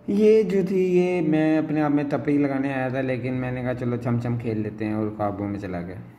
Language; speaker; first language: Urdu; native; Urdu